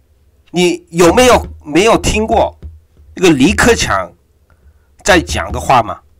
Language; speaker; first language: Chinese; non-native, fluent; Korean